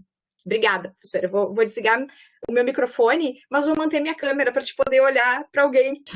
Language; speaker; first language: Portuguese; native; Portuguese